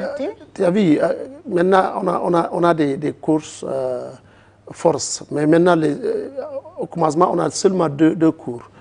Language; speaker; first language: French; non-native, learner; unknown